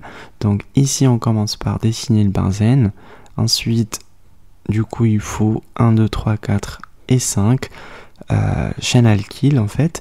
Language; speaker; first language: French; native; French